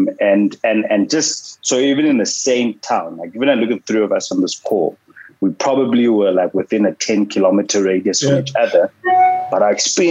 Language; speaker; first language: English; non-native, local second language; Xhosa